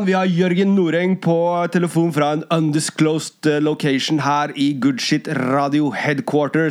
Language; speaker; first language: Norwegian; native; Norwegian